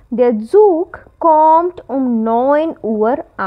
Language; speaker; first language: German; non-native, fluent; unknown